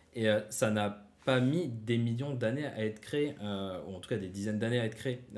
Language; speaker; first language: French; native; French